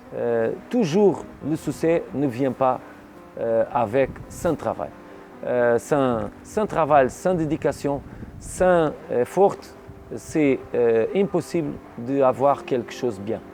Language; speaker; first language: French; non-native, learner; Portuguese